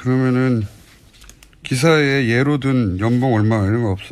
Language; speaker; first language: Korean; native; Korean